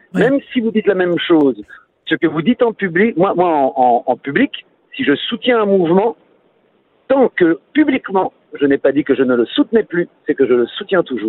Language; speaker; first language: French; native; French